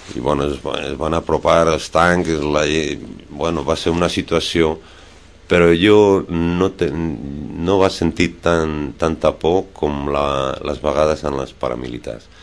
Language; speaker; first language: Catalan; non-native, local second language; Spanish